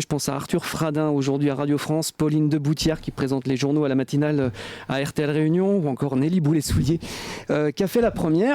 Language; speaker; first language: French; native; French